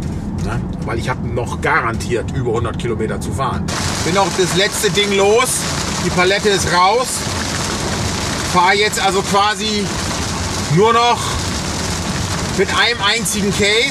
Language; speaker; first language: German; native; German